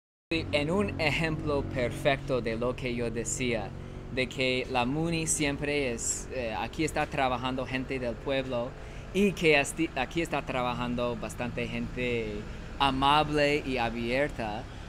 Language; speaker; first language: Spanish; non-native, fluent; English